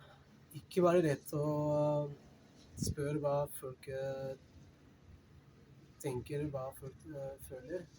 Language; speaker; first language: Norwegian; non-native, fluent; Spanish